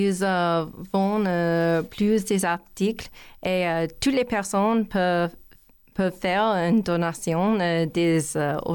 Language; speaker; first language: French; non-native, learner; English